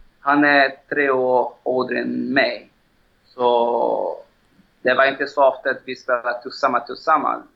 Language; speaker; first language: Swedish; non-native, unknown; Portuguese